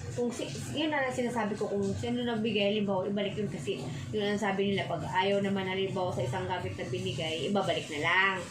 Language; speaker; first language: Filipino; native; Filipino